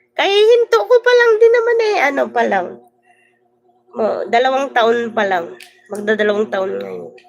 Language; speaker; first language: Filipino; native; Filipino